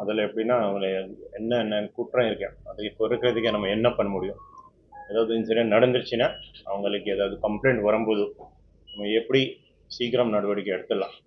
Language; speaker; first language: Tamil; non-native, fluent; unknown